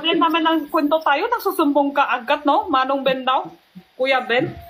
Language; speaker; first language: Filipino; non-native, learner; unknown